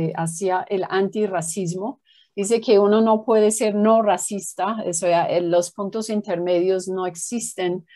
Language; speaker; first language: Spanish; non-native, fluent; English